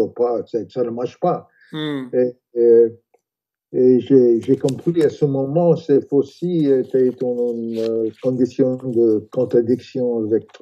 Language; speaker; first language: French; non-native, fluent; English